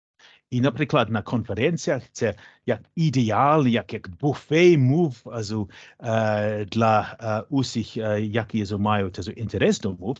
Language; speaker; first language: Ukrainian; non-native, learner; English